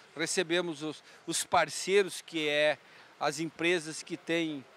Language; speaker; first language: Portuguese; native; Portuguese